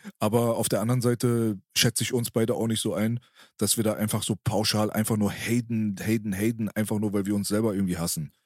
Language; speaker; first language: German; early bilingual, other home language; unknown